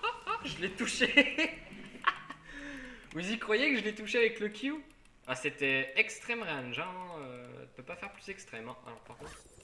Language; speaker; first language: French; native; French